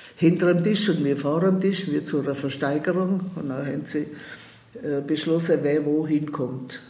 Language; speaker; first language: German; native; German